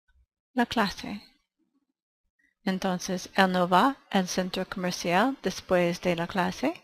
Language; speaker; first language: Spanish; non-native, fluent; English